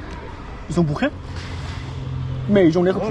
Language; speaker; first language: French; non-native, learner; Korean